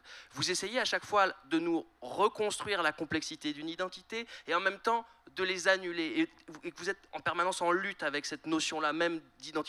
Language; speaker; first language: French; native; French